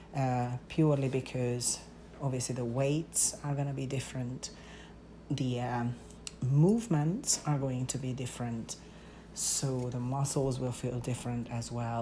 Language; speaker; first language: English; non-native, fluent; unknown